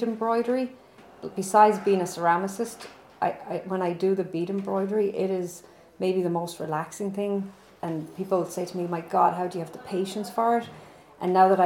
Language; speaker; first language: English; native; English